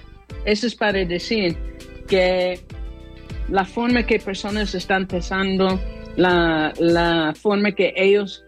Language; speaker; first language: Spanish; non-native, fluent; English